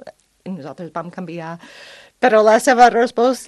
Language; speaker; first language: Catalan; non-native, fluent; English